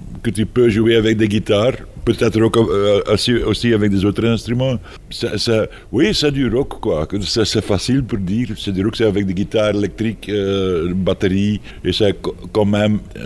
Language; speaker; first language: French; non-native, fluent; Dutch